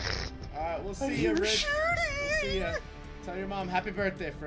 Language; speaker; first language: English; native; English